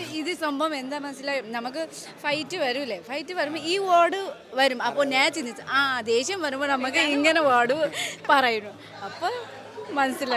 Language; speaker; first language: Malayalam; non-native, learner; Nepali